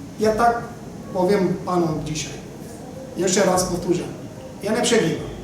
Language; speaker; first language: Polish; non-native, fluent; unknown